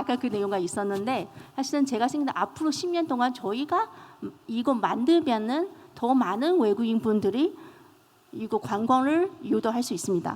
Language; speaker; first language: Korean; non-native, fluent; Chinese